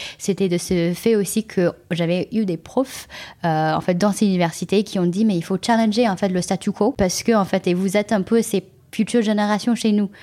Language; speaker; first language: French; non-native, fluent; Chinese